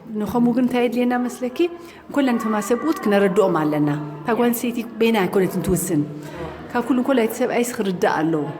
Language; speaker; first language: Tigrinya; native; Tigrinya